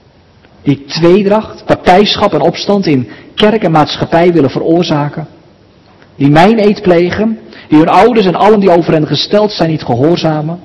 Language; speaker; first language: Dutch; native; Dutch